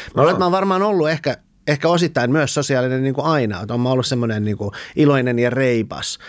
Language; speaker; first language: Finnish; early bilingual, other home language; Persian